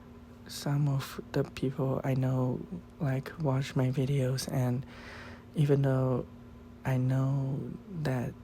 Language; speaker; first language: English; non-native, fluent; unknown